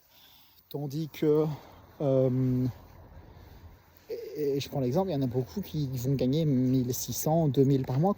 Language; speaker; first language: French; native; French